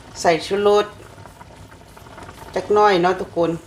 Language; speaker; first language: Thai; non-native, local second language; Lao